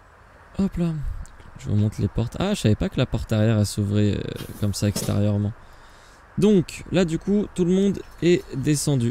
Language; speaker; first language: French; native; French